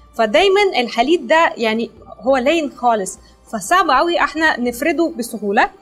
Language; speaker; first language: Arabic; non-native, fluent; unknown